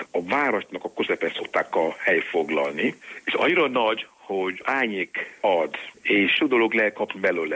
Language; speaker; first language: Hungarian; non-native, learner; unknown